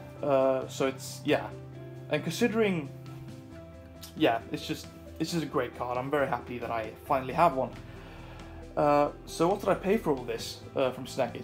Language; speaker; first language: English; non-native, fluent; Swedish